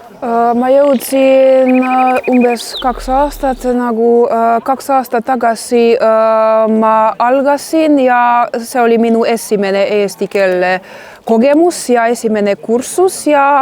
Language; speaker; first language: Estonian; non-native, learner; Croatian